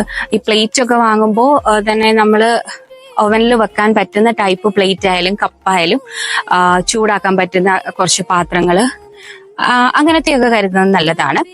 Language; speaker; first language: Malayalam; native; Malayalam